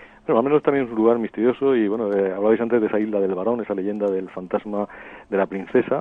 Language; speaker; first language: Spanish; native; Spanish